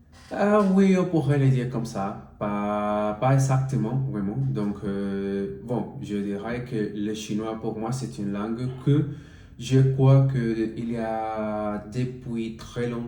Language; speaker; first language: French; non-native, learner; Spanish